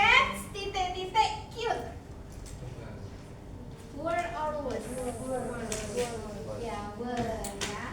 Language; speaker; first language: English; non-native, learner; Indonesian